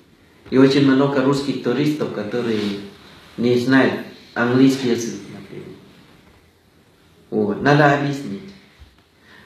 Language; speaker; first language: Russian; non-native, fluent; Thai